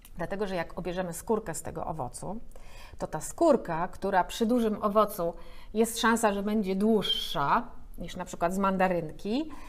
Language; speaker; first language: Polish; native; Polish